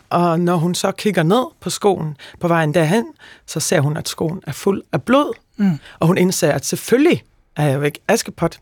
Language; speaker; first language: Danish; early bilingual, heritage; Norwegian